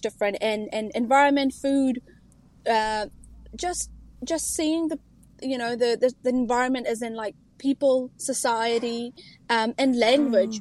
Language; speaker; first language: English; early bilingual, other home language; Urdu